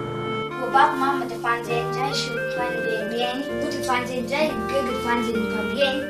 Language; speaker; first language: Chinese; non-native, learner; Russian